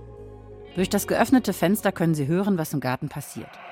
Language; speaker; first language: German; native; German